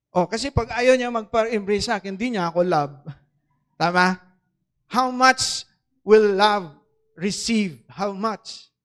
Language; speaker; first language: Filipino; non-native, local second language; Cebuano